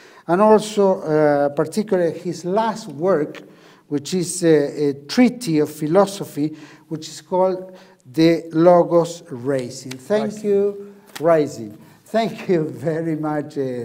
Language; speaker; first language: English; non-native, learner; Spanish